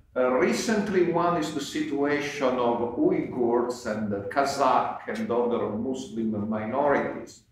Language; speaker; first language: English; non-native, fluent; Italian